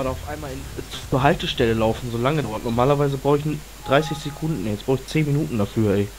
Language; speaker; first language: German; native; German